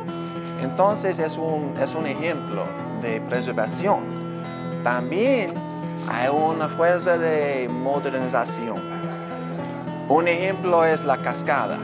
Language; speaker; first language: Spanish; non-native, learner; English